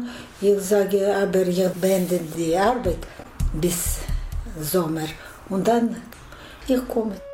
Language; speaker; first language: German; non-native, learner; Russian